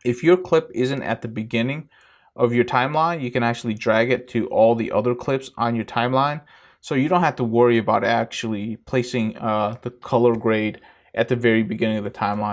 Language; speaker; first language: English; native; English